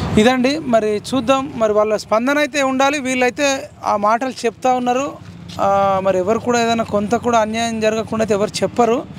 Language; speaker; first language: Telugu; native; Telugu